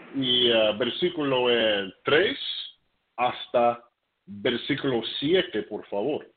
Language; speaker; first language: Spanish; non-native, fluent; English